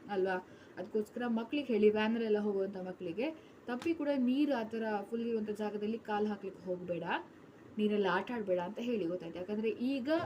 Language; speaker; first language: Kannada; non-native, local second language; Tulu